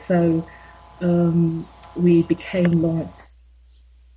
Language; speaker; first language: English; native; English